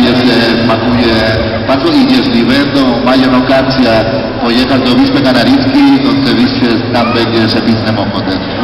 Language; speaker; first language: Polish; non-native, learner; Spanish